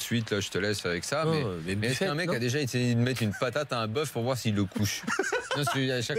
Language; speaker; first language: French; native; French